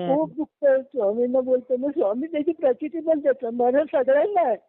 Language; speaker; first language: Marathi; non-native, local second language; Telugu